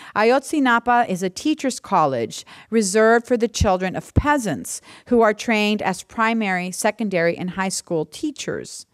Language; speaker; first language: English; native; English